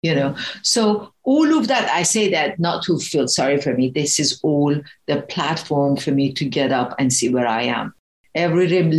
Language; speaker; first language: English; non-native, fluent; Persian